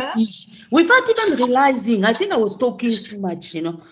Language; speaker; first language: English; non-native, fluent; French